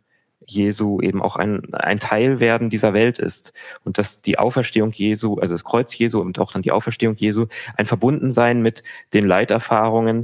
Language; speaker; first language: German; native; German